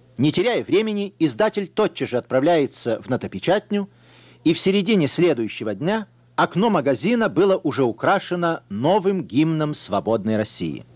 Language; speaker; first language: Russian; native; Russian